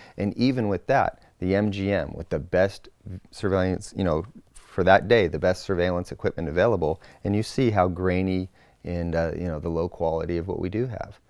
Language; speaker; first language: English; native; English